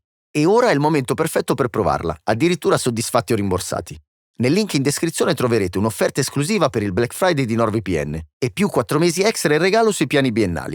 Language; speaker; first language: Italian; native; Italian